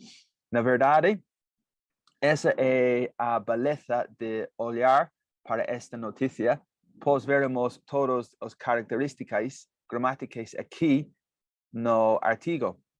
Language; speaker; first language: Portuguese; non-native, fluent; English